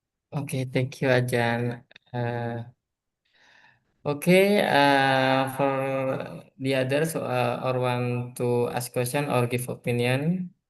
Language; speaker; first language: English; non-native, learner; Indonesian